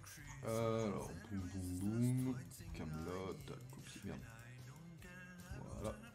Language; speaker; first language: French; native; French